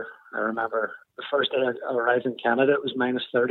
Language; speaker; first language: English; native; English